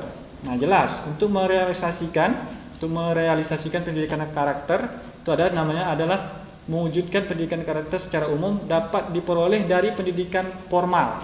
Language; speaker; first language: Indonesian; native; Indonesian